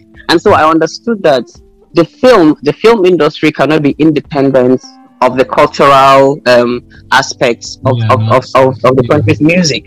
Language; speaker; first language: English; non-native, local second language; Hausa